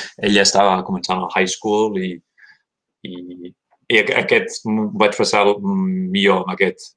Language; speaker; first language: Catalan; early bilingual, heritage; Catalan